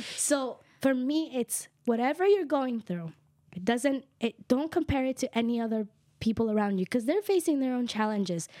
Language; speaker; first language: English; early bilingual, other home language; Kʼicheʼ